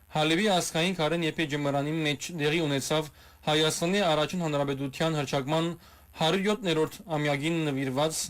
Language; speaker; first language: Armenian; early bilingual, heritage; Armenian